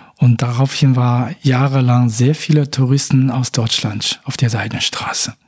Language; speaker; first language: German; non-native, fluent; Chinese